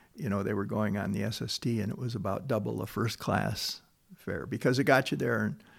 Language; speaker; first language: English; native; English